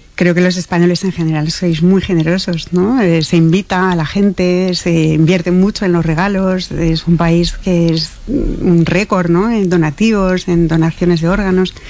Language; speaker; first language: Spanish; non-native, fluent; French